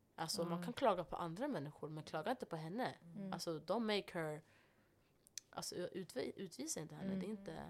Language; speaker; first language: Swedish; non-native, local second language; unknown